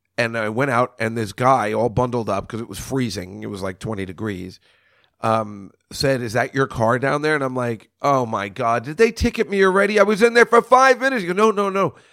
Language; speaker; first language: English; native; English